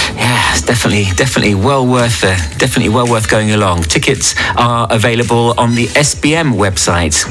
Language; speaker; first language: English; native; English